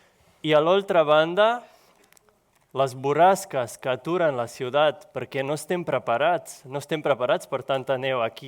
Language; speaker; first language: Catalan; non-native, local second language; Spanish